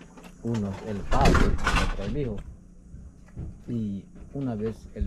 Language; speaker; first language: Spanish; non-native, local second language; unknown